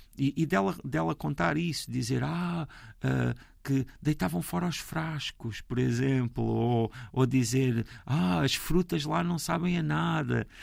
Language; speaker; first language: Portuguese; native; Portuguese